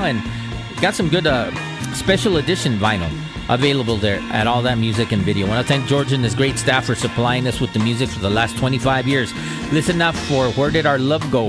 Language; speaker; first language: English; native; English